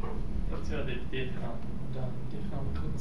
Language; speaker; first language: French; non-native, learner; English